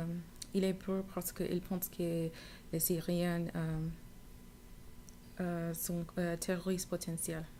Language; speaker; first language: French; non-native, learner; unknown